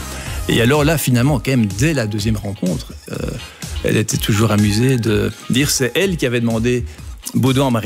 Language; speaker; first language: French; native; French